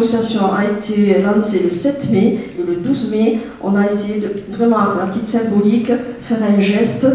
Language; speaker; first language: French; native; French